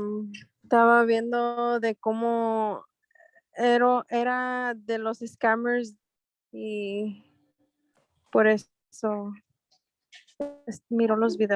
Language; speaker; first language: Spanish; early bilingual, heritage; Spanish